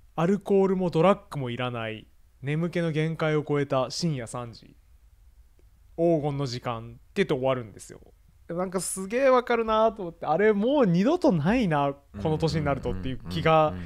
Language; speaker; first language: Japanese; native; Japanese